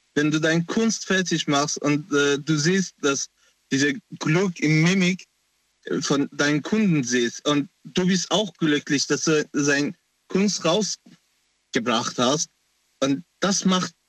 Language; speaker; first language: German; non-native, learner; Persian